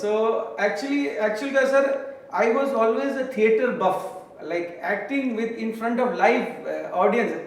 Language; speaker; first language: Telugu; non-native, learner; Hindi